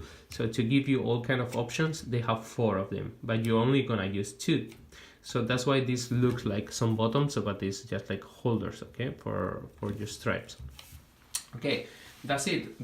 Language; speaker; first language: English; non-native, fluent; Spanish